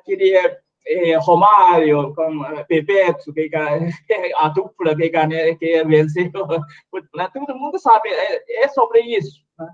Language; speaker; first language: Portuguese; non-native, fluent; Chinese